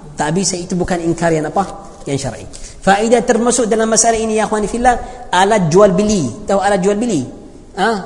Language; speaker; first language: Malay; non-native, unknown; Arabic